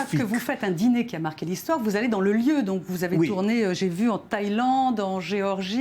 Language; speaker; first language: French; native; French